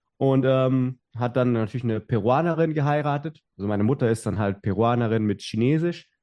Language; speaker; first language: German; native; German